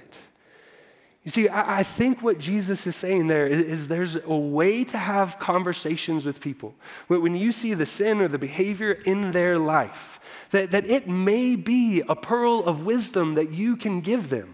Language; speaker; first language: English; native; English